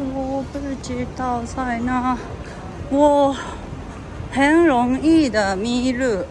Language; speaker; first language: Chinese; non-native, learner; Japanese